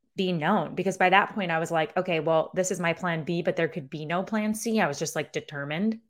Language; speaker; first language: English; native; English